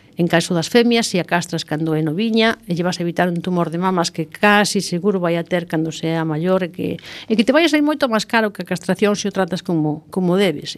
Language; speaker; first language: Galician; non-native, local second language; Spanish